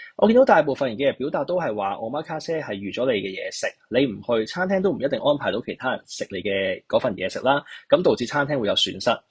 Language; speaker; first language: Cantonese; native; Cantonese